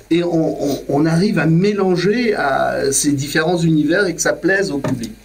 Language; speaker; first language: French; native; French